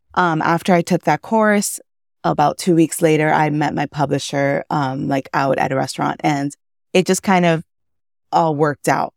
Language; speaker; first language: English; early bilingual, other home language; Spanish